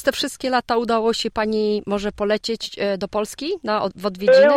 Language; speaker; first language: Polish; native; Polish